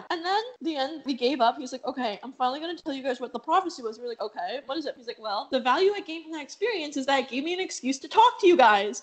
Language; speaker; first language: English; native; English